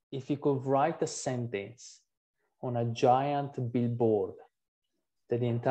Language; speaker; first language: English; non-native, fluent; Italian